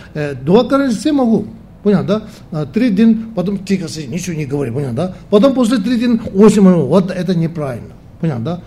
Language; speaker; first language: Russian; non-native, learner; Tibetan